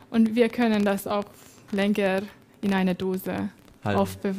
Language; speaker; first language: German; non-native, fluent; Hungarian